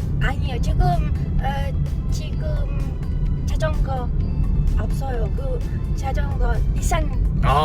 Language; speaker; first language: Korean; non-native, learner; Vietnamese